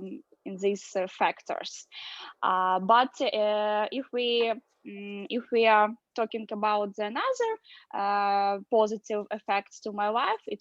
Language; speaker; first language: English; non-native, learner; Russian